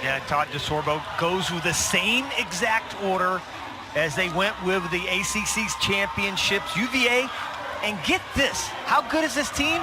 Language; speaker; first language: English; native; English